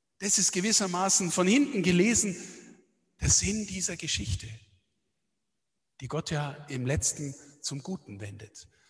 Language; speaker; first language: German; native; German